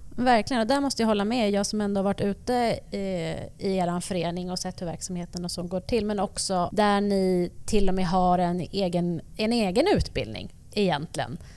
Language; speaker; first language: Swedish; native; Swedish